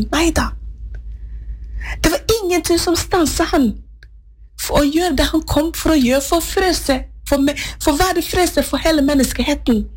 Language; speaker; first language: Norwegian; non-native, fluent; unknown